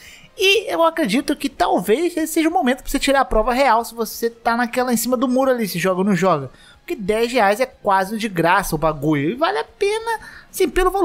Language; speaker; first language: Portuguese; native; Portuguese